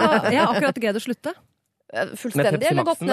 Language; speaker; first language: Norwegian; native; Norwegian